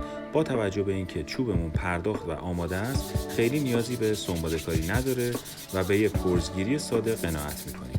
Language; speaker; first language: Persian; native; Persian